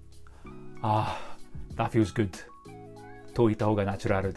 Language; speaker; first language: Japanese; non-native, fluent; English